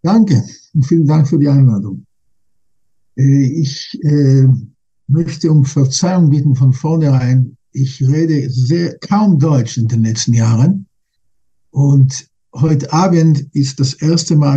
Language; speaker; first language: German; non-native, fluent; English